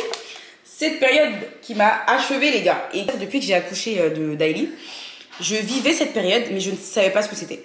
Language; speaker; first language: French; native; French